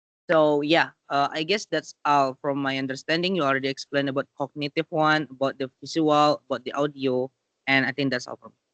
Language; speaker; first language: English; non-native, learner; Indonesian